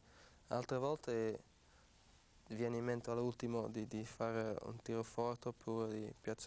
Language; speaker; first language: Italian; non-native, fluent; Dutch